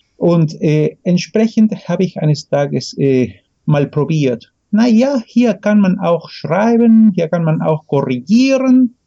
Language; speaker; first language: German; non-native, fluent; Spanish